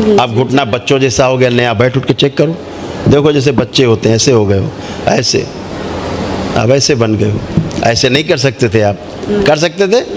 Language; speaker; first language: Hindi; native; Hindi